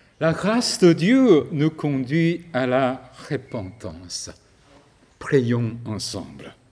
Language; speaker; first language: French; non-native, fluent; Korean